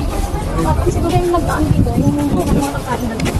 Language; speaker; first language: Filipino; native; Filipino